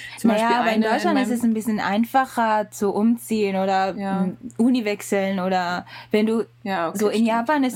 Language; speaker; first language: German; non-native, learner; Japanese